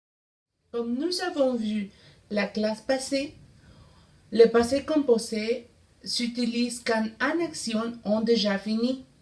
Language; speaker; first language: French; non-native, learner; Spanish